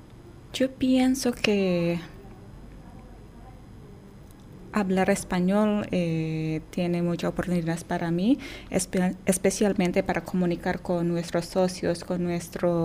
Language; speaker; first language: Spanish; non-native, fluent; Indonesian